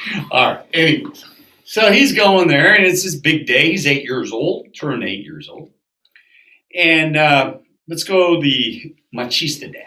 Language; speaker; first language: English; early bilingual, other home language; Spanish